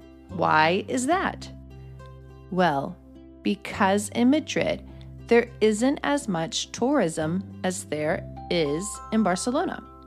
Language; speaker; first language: English; native; English